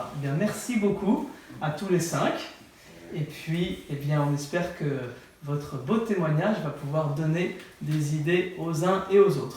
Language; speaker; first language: French; native; French